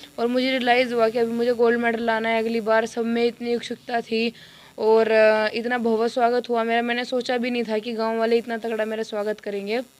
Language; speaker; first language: Hindi; native; Hindi